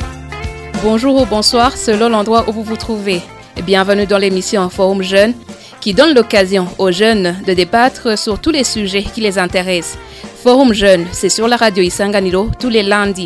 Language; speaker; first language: French; non-native, local second language; Rundi